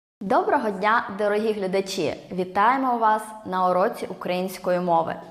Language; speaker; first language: Ukrainian; native; Ukrainian